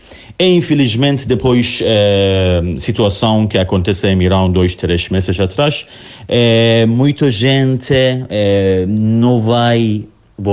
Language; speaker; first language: Portuguese; non-native, learner; Persian